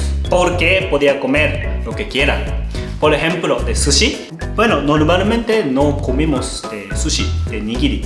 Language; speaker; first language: Spanish; non-native, learner; Japanese